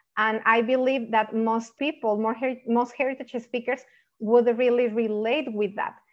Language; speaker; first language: English; non-native, fluent; Spanish